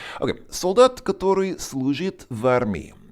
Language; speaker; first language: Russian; non-native, fluent; English